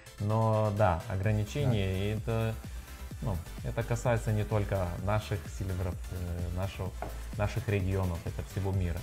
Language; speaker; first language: Russian; non-native, learner; Lithuanian